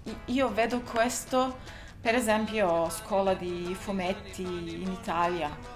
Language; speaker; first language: Italian; non-native, learner; Turkish